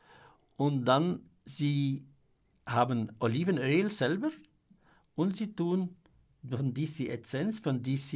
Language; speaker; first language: German; non-native, fluent; Arabic